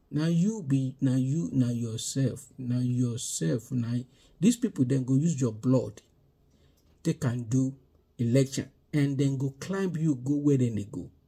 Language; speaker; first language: Nigerian Pidgin; non-native, local second language; Yoruba